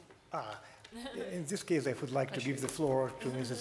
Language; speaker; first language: English; non-native, fluent; Italian